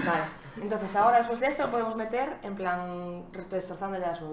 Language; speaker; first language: Spanish; native; Spanish